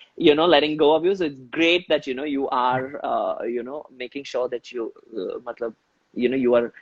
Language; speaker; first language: English; non-native, local second language; Hindi